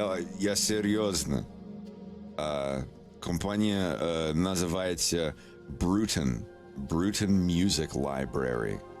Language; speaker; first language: Russian; non-native, learner; English